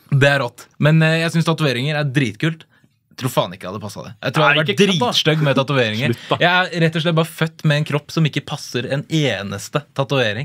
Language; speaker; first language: Norwegian; native; Norwegian